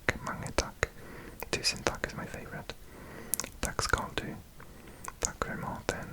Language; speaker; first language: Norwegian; non-native, learner; English